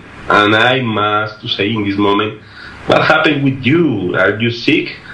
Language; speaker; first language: English; non-native, learner; Spanish